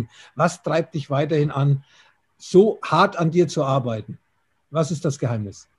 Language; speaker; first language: German; native; German